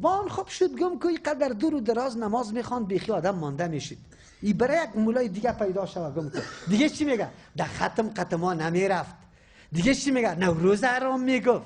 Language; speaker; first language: Persian; native; Persian